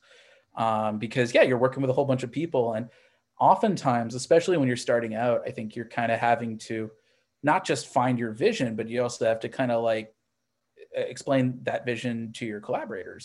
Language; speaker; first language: English; native; English